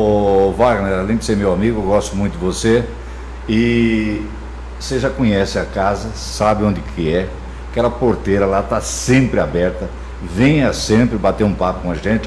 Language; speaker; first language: Portuguese; native; Portuguese